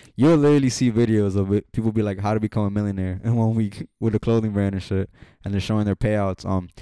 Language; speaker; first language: English; native; English